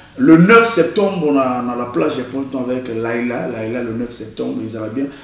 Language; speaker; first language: French; non-native, local second language; Lingala